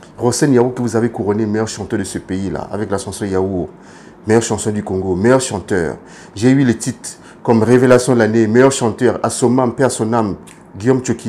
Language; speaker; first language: French; non-native, local second language; Lingala